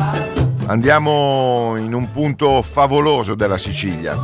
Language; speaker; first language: Italian; native; Italian